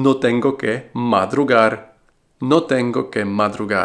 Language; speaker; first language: Spanish; non-native, fluent; Polish